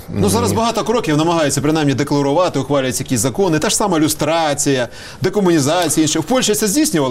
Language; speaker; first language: Ukrainian; native; Ukrainian